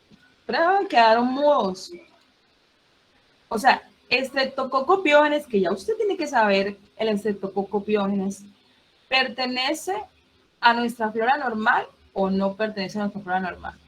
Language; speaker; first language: Spanish; native; Spanish